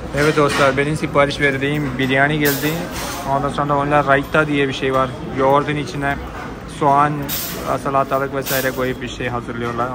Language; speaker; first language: Turkish; non-native, fluent; Malayalam